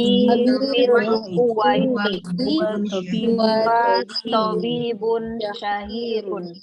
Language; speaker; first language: Arabic; non-native, learner; Indonesian